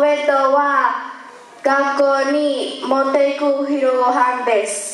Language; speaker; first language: Japanese; non-native, learner; Spanish